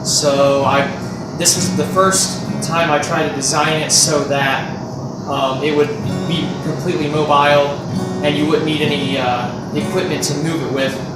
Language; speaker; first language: English; native; English